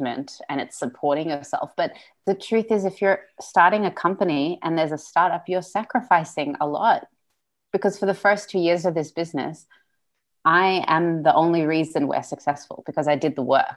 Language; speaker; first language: English; non-native, local second language; Russian